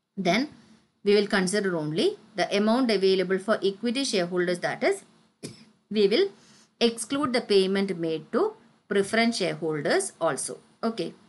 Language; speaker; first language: English; non-native, local second language; Malayalam